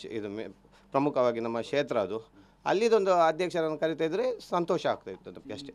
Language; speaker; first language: Kannada; non-native, local second language; Tulu